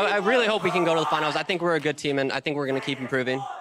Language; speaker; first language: English; native; English